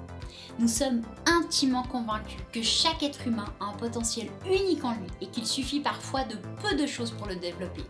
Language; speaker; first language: French; native; French